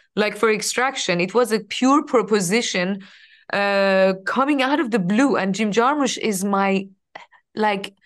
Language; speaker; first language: English; non-native, fluent; Persian